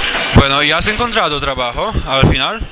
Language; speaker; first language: Spanish; native; Spanish